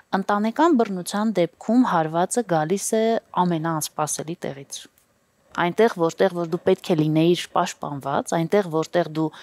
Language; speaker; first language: Armenian; native; Armenian